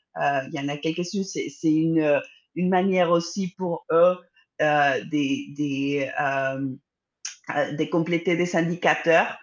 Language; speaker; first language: French; non-native, fluent; Spanish